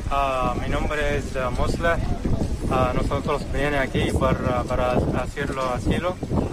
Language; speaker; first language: Spanish; non-native, learner; Arabic